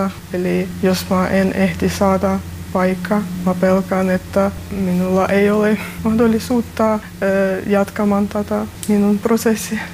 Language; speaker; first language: Finnish; non-native, learner; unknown